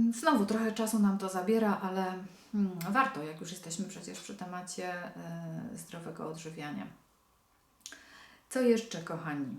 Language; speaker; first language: Polish; native; Polish